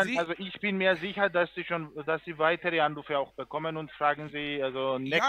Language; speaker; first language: German; non-native, learner; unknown